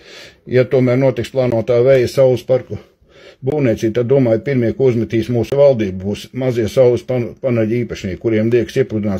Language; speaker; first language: Latvian; native; Latvian